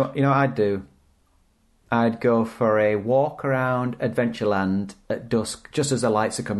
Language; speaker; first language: English; native; English